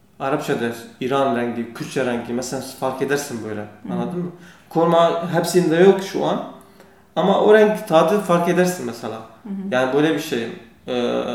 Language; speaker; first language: Turkish; non-native, learner; Kurdish